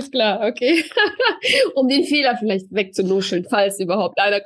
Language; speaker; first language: German; early bilingual, other home language; Russian